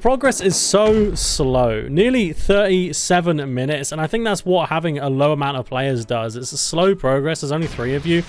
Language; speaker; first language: English; native; English